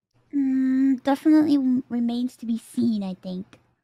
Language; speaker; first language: English; early bilingual, other home language; Spanish